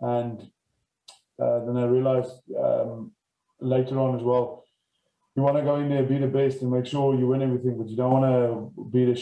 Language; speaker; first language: English; non-native, local second language; Afrikaans